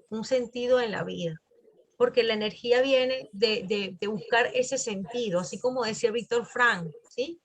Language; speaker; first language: Spanish; native; Spanish